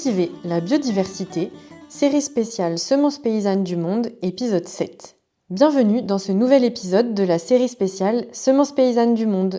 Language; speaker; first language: French; native; French